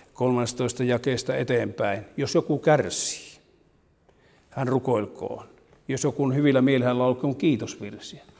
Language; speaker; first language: Finnish; native; Finnish